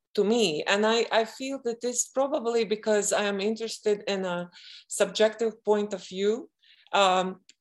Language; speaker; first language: English; non-native, fluent; Latvian